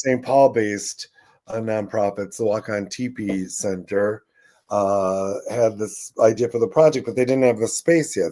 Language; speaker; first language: English; native; English